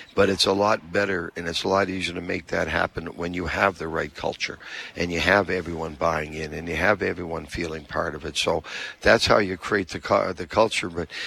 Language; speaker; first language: English; native; English